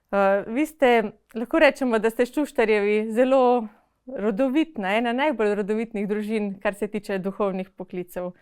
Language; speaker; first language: Slovenian; native; Slovenian